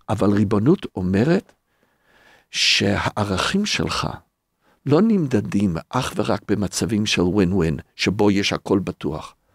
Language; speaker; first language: Hebrew; non-native, fluent; English